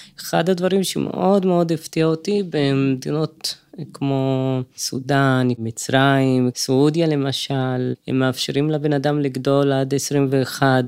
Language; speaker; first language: Hebrew; native; Hebrew